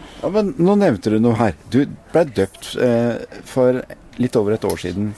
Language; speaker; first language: Norwegian; native; Norwegian